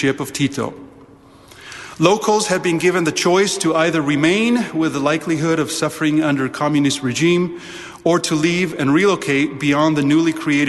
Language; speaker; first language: English; non-native, fluent; Italian